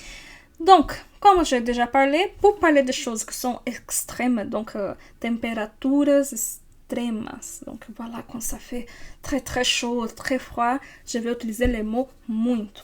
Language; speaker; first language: French; non-native, fluent; Portuguese